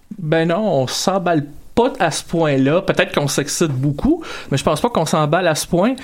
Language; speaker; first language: French; native; French